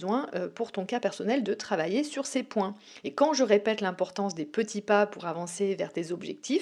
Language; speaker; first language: French; native; French